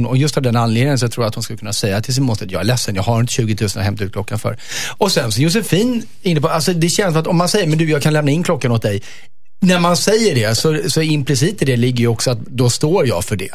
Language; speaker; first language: Swedish; native; Swedish